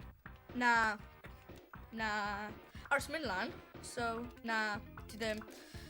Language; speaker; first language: Welsh; non-native, local second language; English